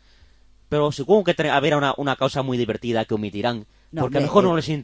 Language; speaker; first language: Spanish; native; Spanish